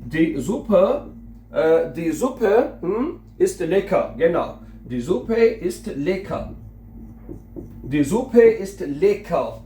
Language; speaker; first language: German; non-native, learner; Urdu